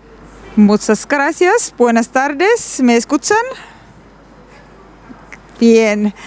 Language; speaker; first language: Spanish; non-native, learner; Finnish